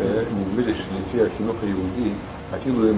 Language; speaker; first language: Hebrew; non-native, learner; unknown